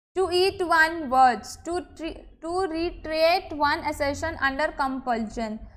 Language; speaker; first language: Hindi; native; Hindi